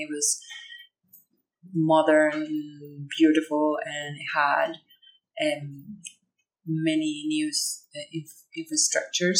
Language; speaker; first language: English; non-native, fluent; Spanish